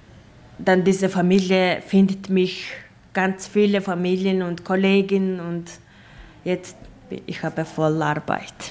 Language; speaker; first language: German; non-native, learner; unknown